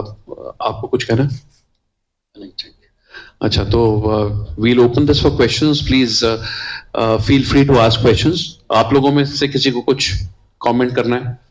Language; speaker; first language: Hindi; native; Hindi